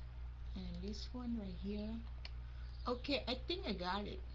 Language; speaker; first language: English; non-native, fluent; Vietnamese